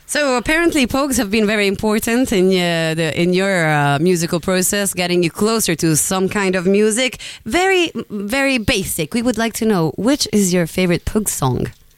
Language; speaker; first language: English; non-native, fluent; Italian